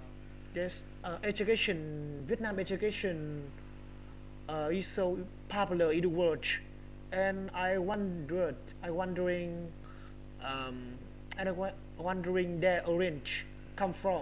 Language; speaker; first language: English; non-native, learner; Vietnamese